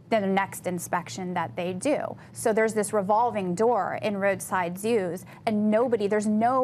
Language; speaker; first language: English; native; English